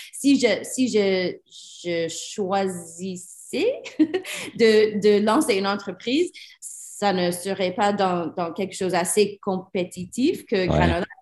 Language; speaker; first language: French; non-native, learner; English